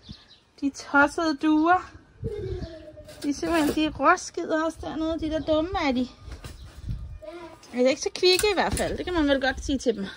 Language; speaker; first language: Danish; native; Danish